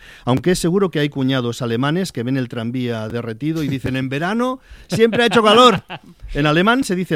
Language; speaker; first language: Spanish; native; Spanish